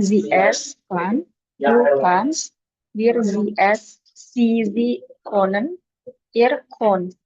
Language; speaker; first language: German; non-native, learner; Indonesian